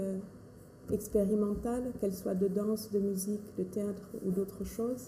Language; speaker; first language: French; native; French